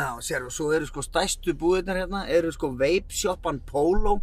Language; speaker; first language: Icelandic; native; Icelandic